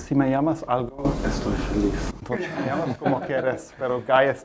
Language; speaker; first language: Spanish; non-native, fluent; English